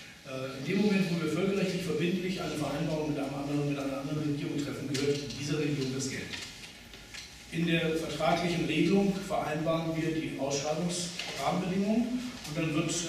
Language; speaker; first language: German; native; German